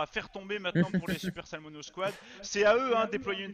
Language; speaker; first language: French; native; French